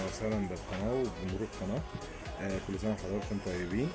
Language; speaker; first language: Arabic; native; Arabic